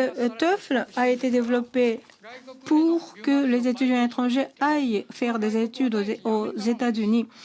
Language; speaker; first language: French; non-native, fluent; Japanese